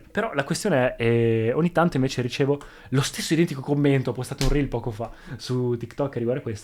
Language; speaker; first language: Italian; native; Italian